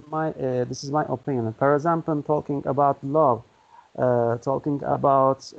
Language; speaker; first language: English; non-native, learner; Turkish